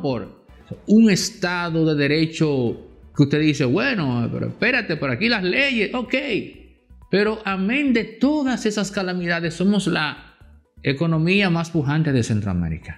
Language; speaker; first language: Spanish; native; Spanish